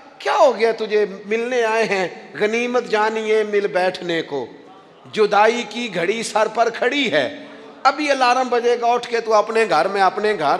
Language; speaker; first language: Urdu; non-native, local second language; Punjabi